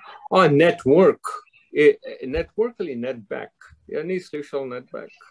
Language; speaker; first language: Russian; non-native, fluent; English